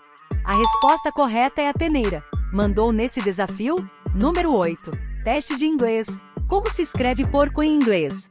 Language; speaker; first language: Portuguese; native; Portuguese